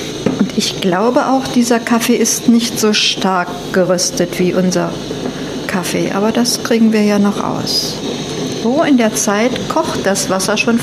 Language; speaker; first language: German; native; German